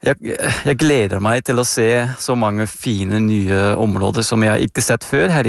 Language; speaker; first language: Norwegian; non-native, fluent; Dutch